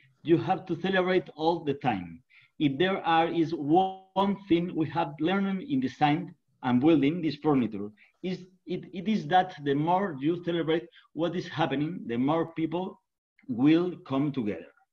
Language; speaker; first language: English; non-native, learner; Spanish